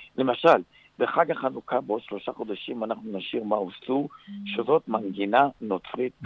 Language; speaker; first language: Hebrew; native; Hebrew